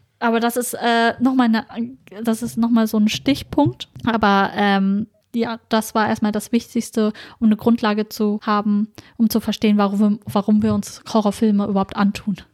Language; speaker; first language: German; early bilingual, other home language; Vietnamese